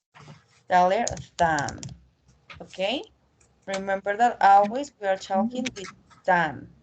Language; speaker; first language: English; non-native, learner; Spanish